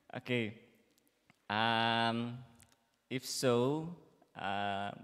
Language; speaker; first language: English; non-native, fluent; Indonesian